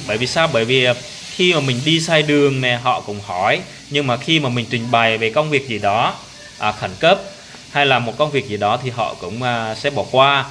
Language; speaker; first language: Vietnamese; non-native, local second language; Jarai